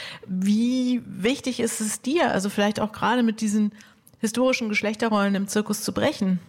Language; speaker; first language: German; native; German